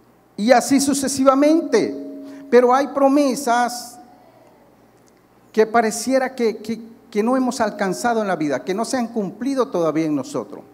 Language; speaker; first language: Spanish; native; Spanish